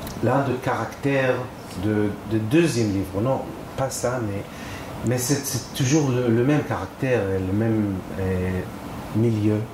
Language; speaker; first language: French; non-native, fluent; Hebrew